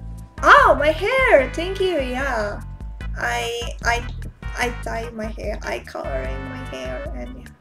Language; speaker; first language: English; non-native, learner; Indonesian